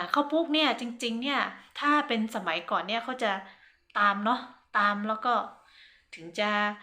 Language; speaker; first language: Thai; non-native, local second language; Hmong